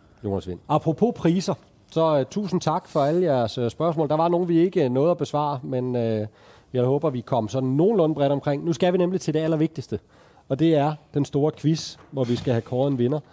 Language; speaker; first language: Danish; native; Danish